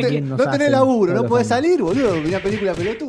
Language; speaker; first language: Spanish; native; Spanish